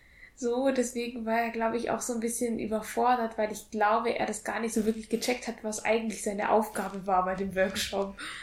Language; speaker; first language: German; native; German